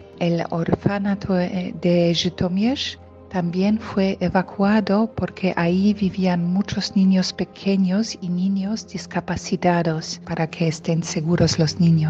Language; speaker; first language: Spanish; non-native, fluent; Polish